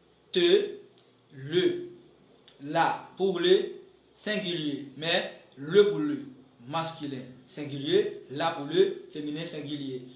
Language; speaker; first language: French; non-native, local second language; Haitian Creole